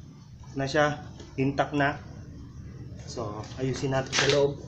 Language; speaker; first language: Filipino; native; Filipino